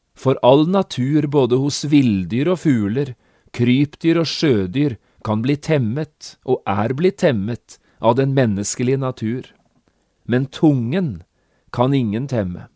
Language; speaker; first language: Norwegian; native; Norwegian